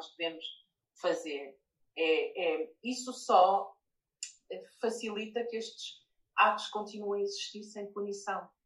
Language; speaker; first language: Portuguese; native; Portuguese